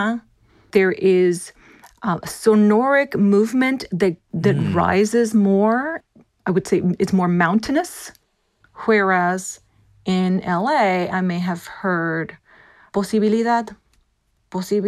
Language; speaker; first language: English; non-native, fluent; Spanish